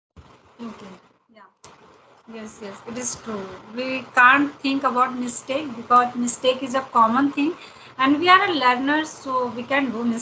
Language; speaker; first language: English; non-native, learner; Hindi